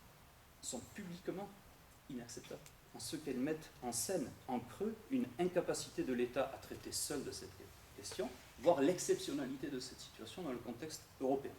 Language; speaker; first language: French; native; French